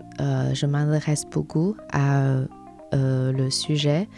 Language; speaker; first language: French; non-native, learner; Chinese